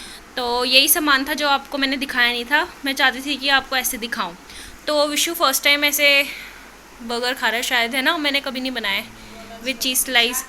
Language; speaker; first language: Hindi; native; Hindi